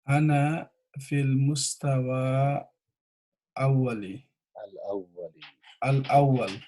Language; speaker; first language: Arabic; non-native, learner; Bangla